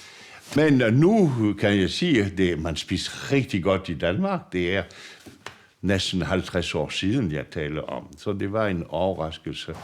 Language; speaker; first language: Danish; non-native, fluent; French